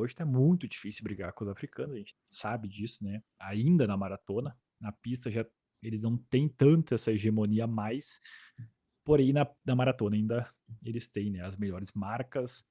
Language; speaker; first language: Portuguese; native; Portuguese